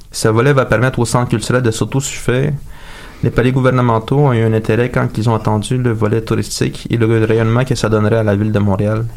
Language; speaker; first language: French; native; French